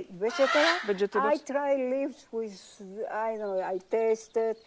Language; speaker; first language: English; non-native, learner; Spanish